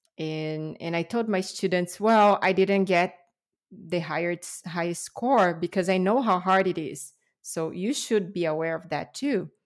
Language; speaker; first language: English; non-native, fluent; Portuguese